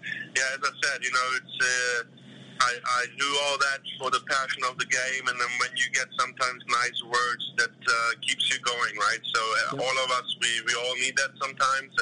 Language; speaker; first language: English; non-native, fluent; German